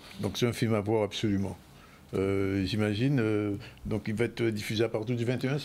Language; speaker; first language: French; native; French